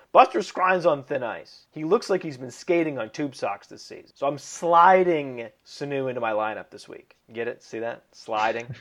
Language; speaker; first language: English; early bilingual, other home language; Italian